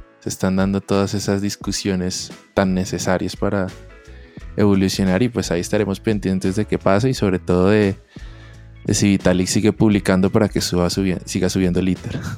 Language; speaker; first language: Spanish; native; Spanish